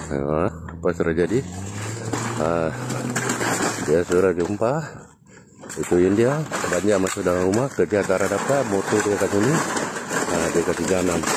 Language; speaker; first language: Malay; non-native, local second language; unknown